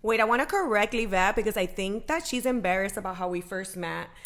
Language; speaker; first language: English; early bilingual, other home language; Spanish